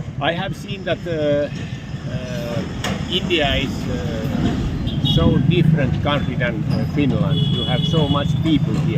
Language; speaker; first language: English; non-native, learner; Finnish